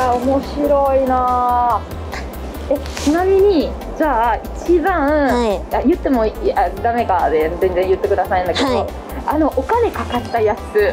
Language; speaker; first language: Japanese; non-native, fluent; Italian